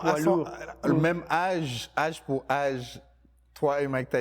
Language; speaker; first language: French; native; French